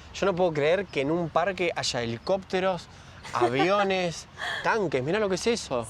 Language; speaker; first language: Spanish; native; Spanish